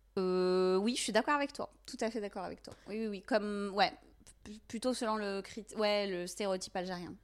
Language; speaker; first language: French; non-native, local second language; Kabyle